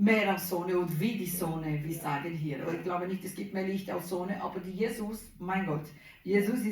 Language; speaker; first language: German; non-native, learner; Portuguese